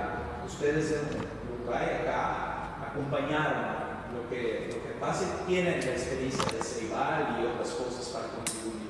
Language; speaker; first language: Spanish; non-native, fluent; Portuguese